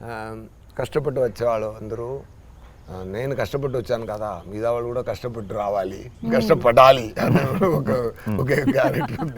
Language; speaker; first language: Telugu; non-native, fluent; Tamil